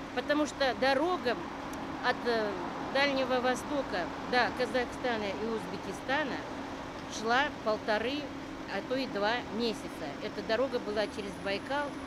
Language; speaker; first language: Russian; native; Russian